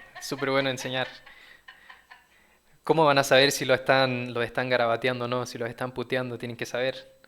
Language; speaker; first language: Spanish; early bilingual, heritage; Portuguese